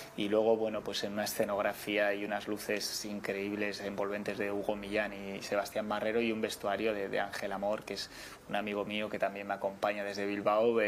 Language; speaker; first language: Spanish; native; Spanish